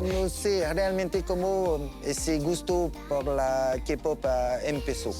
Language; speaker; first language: Spanish; non-native, learner; French